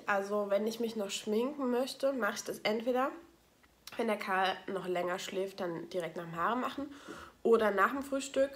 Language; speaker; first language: German; native; German